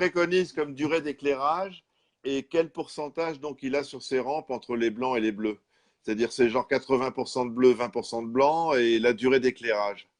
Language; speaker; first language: French; native; French